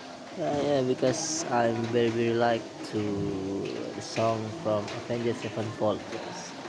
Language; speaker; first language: English; non-native, learner; Indonesian